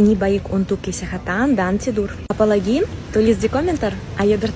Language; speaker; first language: Indonesian; non-native, fluent; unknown